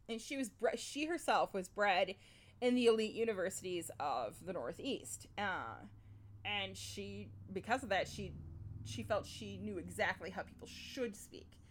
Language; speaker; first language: English; native; English